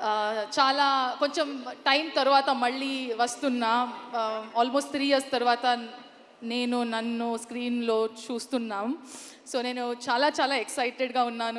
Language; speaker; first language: Telugu; non-native, learner; Kannada